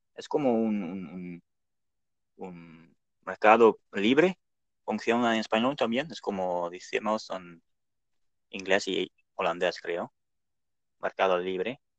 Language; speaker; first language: Spanish; non-native, fluent; Dutch